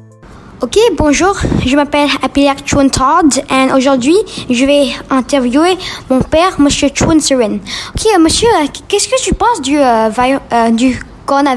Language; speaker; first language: French; non-native, learner; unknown